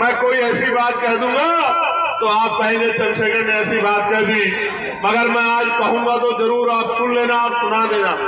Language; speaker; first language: Hindi; native; Hindi